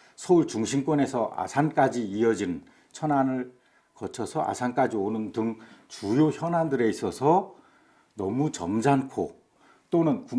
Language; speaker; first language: Korean; native; Korean